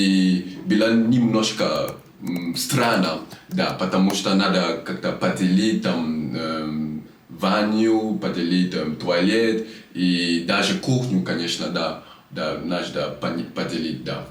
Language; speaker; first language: Russian; non-native, fluent; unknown